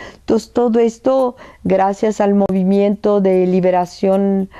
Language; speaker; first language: Spanish; early bilingual, other home language; French